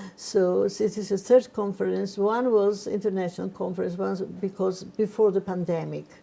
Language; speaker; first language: English; non-native, fluent; Georgian